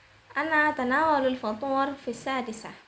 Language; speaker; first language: Arabic; non-native, learner; Indonesian